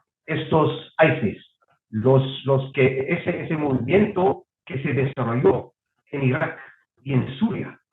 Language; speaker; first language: Spanish; non-native, fluent; Hebrew